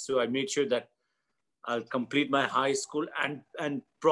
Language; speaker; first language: English; non-native, local second language; Nepali